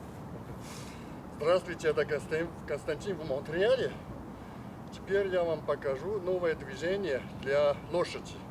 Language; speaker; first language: Russian; non-native, learner; Chinese